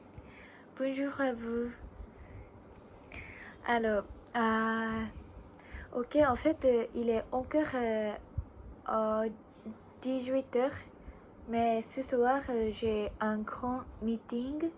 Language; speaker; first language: French; non-native, learner; Japanese